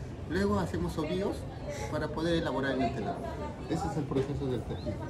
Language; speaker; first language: Spanish; native; Spanish